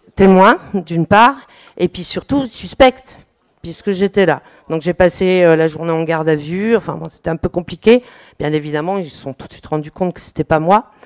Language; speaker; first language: French; native; French